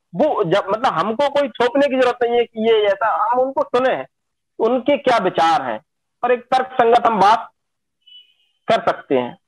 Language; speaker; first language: Hindi; native; Hindi